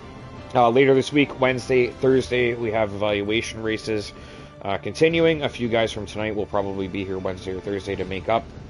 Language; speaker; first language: English; native; English